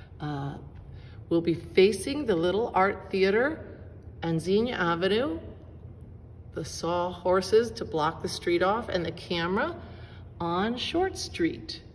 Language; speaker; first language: English; native; English